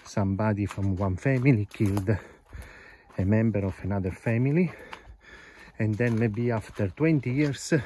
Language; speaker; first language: English; non-native, fluent; Italian